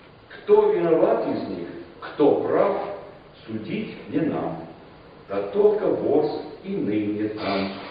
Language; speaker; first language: Russian; non-native, fluent; English